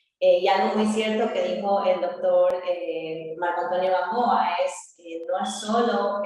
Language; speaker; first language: Spanish; native; Spanish